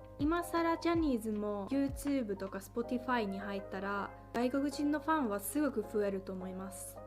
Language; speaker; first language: Japanese; non-native, fluent; Finnish